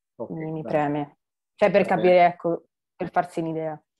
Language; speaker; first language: Italian; native; Italian